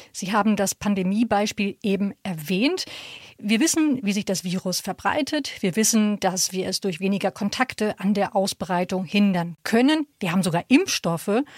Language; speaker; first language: German; native; German